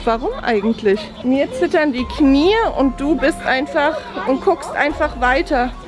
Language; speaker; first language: German; native; German